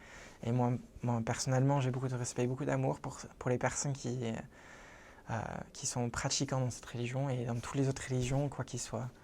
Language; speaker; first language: French; non-native, fluent; English